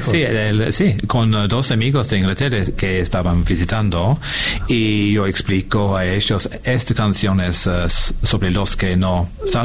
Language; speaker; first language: Spanish; non-native, learner; English